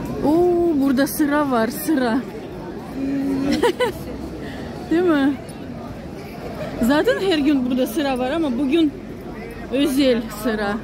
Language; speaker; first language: Turkish; non-native, fluent; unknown